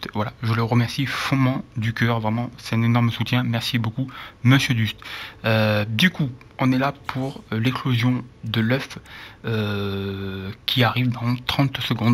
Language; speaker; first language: French; native; French